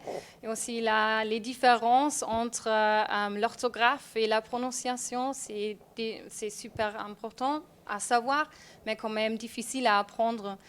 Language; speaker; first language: French; non-native, fluent; German